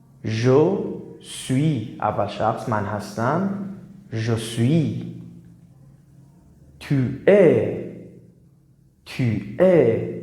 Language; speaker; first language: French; non-native, learner; Persian